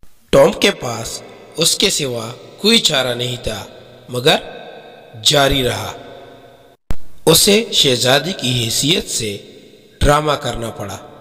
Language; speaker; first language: Urdu; native; Urdu